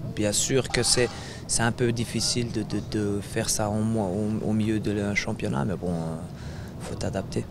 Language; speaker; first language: French; non-native, fluent; Dutch